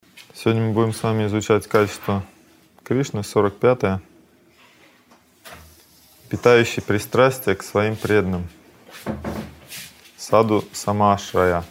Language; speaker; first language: Russian; native; Russian